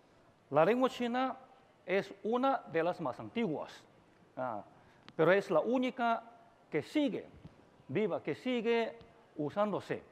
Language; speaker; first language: Spanish; non-native, fluent; Chinese